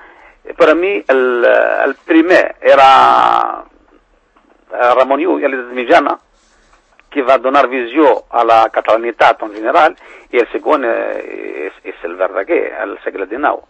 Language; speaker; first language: Catalan; non-native, fluent; Berber languages